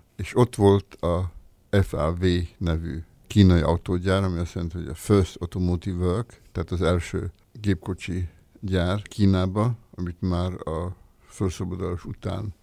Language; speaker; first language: Hungarian; native; Hungarian